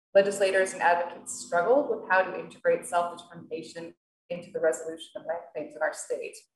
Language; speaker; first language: English; native; English